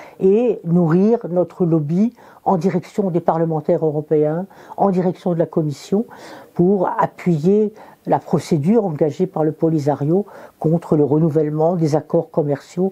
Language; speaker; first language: French; native; French